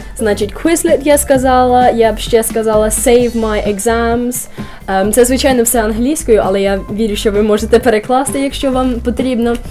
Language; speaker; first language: Ukrainian; early bilingual, heritage; Ukrainian